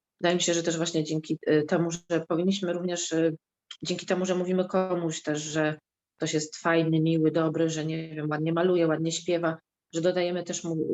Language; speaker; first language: Polish; native; Polish